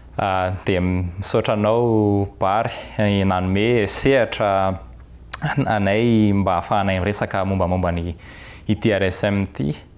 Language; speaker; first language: Malagasy; native; Malagasy